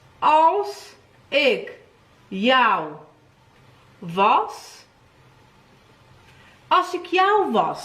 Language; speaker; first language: Dutch; non-native, fluent; Polish